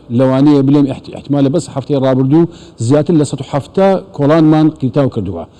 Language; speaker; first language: Central Kurdish; native; Central Kurdish